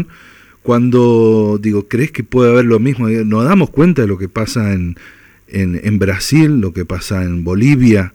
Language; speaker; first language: Spanish; native; Spanish